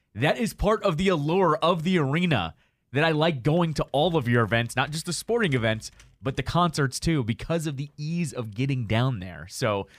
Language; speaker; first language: English; native; English